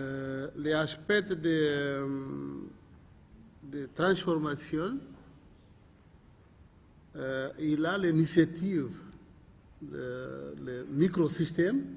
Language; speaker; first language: French; non-native, learner; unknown